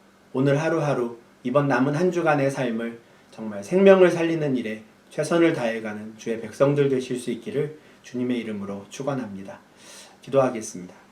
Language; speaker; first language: Korean; native; Korean